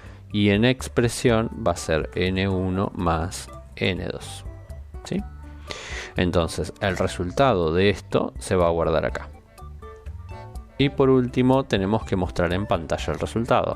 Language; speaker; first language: Spanish; native; Spanish